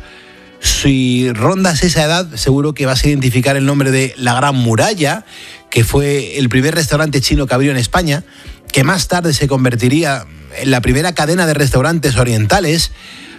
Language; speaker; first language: Spanish; native; Spanish